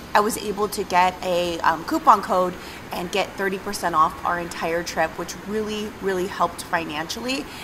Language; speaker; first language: English; native; English